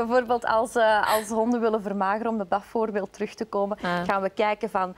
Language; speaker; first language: Dutch; native; Dutch